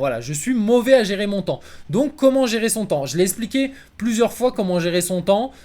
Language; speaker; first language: French; native; French